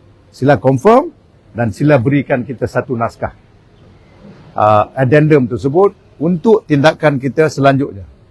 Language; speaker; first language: Malay; native; Malay